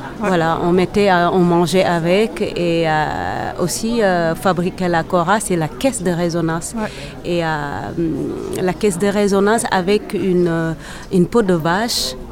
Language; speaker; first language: French; non-native, local second language; Serer